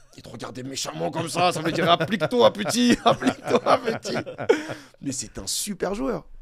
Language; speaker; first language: French; native; French